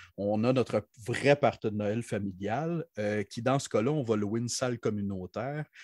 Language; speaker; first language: French; native; French